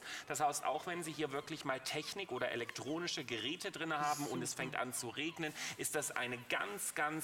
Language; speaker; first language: German; native; German